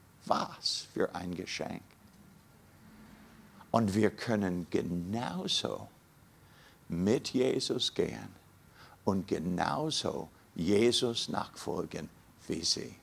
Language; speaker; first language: German; non-native, fluent; English